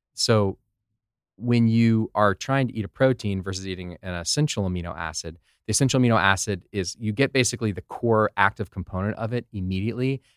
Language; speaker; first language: English; native; English